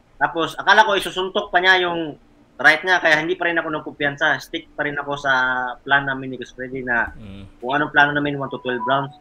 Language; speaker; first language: Filipino; native; Filipino